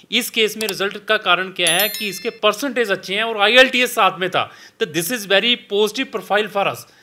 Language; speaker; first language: Hindi; non-native, local second language; Punjabi